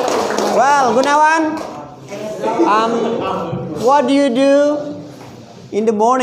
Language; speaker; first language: English; non-native, fluent; Indonesian